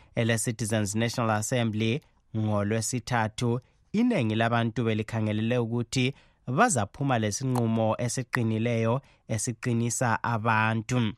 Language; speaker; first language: Zulu; native; Zulu